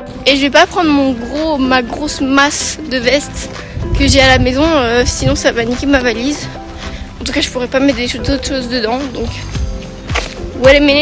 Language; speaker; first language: French; native; French